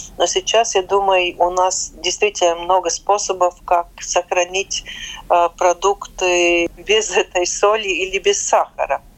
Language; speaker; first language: Russian; non-native, local second language; Latvian